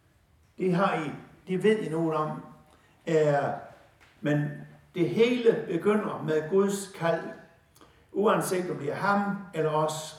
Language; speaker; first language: Danish; native; Danish